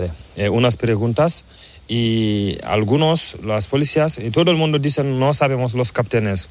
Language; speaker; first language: Spanish; non-native, learner; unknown